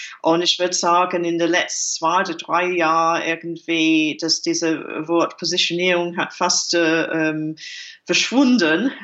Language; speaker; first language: German; non-native, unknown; English